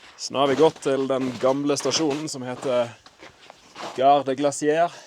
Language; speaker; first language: Norwegian; native; Norwegian